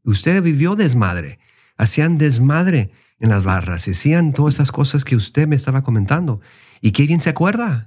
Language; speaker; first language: Spanish; early bilingual, heritage; Spanish